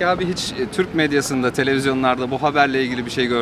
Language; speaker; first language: Turkish; native; Turkish